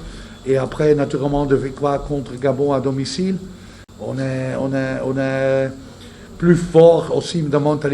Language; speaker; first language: French; non-native, fluent; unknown